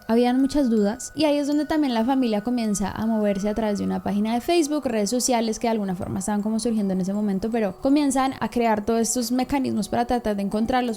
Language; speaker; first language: Spanish; native; Spanish